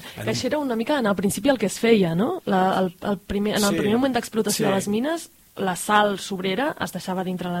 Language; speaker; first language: Catalan; native; Catalan